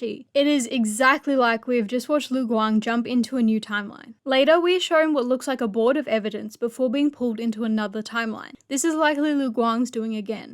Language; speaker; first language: English; native; English